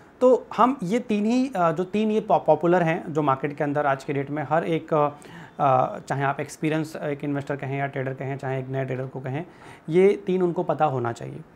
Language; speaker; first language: Hindi; native; Hindi